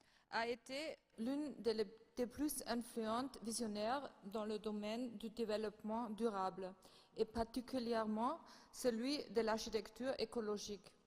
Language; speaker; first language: French; non-native, fluent; German